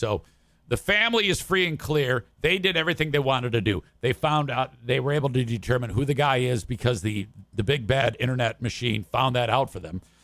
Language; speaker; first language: English; native; English